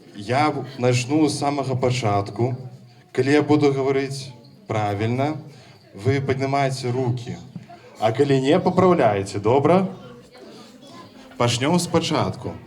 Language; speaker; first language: Belarusian; non-native, local second language; Russian